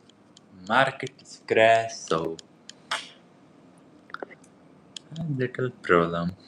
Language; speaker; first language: English; non-native, learner; Nepali